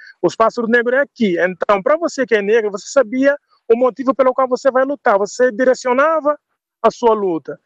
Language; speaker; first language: Portuguese; non-native, local second language; Upper Guinea Crioulo